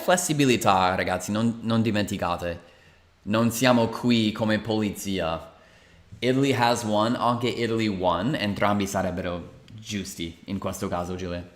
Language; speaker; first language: Italian; non-native, fluent; English